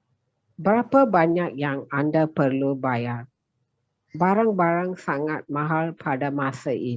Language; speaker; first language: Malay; non-native, learner; Tamil